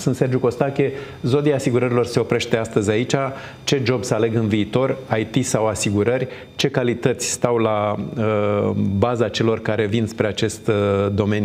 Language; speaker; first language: Romanian; native; Romanian